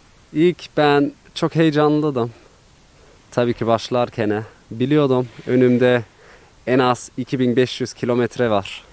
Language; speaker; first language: Turkish; early bilingual, heritage; Turkish